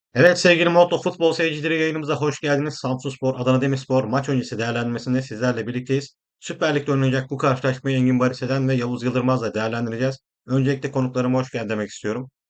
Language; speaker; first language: Turkish; native; Turkish